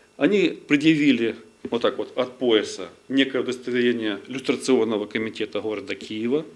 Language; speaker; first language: Russian; non-native, local second language; Ukrainian